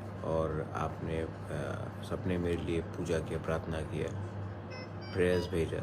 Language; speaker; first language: Hindi; non-native, local second language; Kok Borok